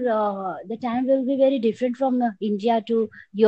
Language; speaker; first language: English; non-native, local second language; Hindi